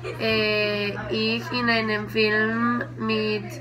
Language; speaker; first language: German; non-native, learner; Spanish